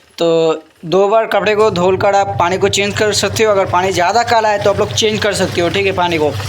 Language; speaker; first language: Hindi; non-native, local second language; Bangla